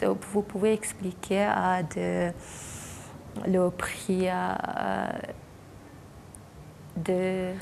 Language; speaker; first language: French; non-native, learner; Mongolian